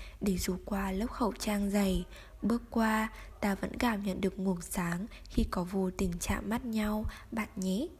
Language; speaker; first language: Vietnamese; native; Vietnamese